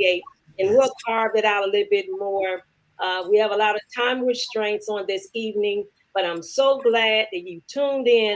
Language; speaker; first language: English; native; English